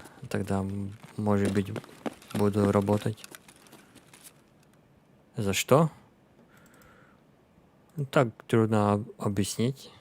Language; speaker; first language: Russian; non-native, learner; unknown